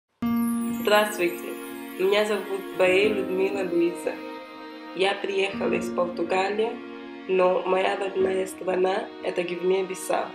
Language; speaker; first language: Russian; non-native, fluent; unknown